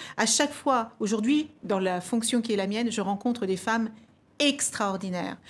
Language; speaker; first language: French; early bilingual, other home language; Kabuverdianu